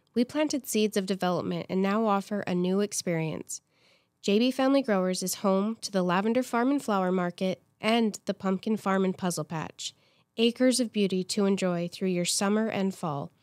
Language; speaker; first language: English; native; English